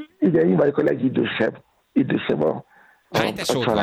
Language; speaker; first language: Hungarian; non-native, fluent; Yoruba